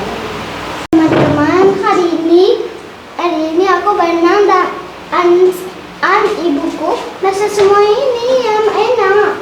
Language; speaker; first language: Indonesian; early bilingual, heritage; Spanish